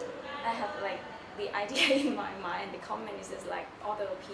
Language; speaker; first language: English; non-native, learner; Thai